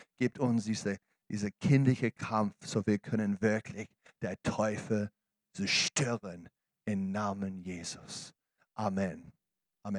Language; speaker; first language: German; non-native, learner; English